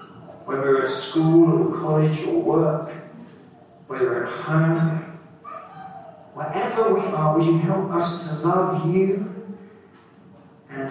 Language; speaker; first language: English; native; English